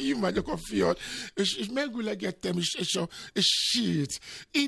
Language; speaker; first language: Hungarian; non-native, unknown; Yoruba